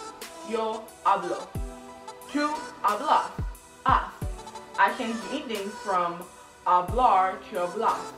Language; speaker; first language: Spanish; non-native, learner; English